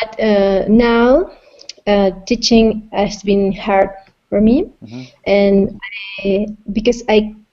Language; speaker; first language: English; non-native, fluent; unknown